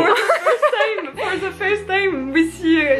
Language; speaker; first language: German; non-native, learner; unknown